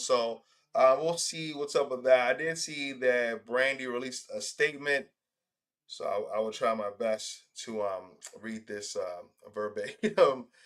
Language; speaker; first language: English; native; English